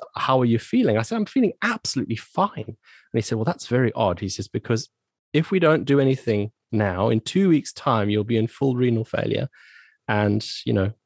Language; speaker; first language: English; native; English